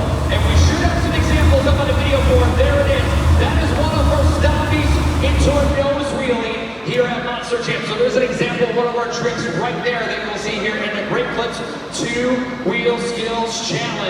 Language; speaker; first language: English; native; English